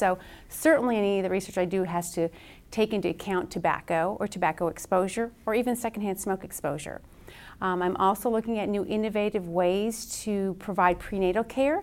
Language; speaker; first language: English; native; English